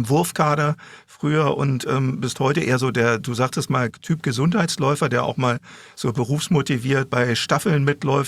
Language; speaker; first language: German; native; German